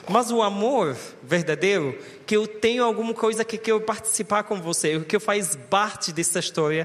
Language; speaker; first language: Portuguese; non-native, learner; Arabic